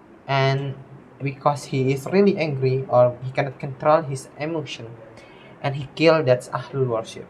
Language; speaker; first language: English; non-native, learner; Indonesian